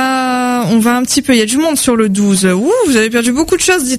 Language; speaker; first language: French; native; French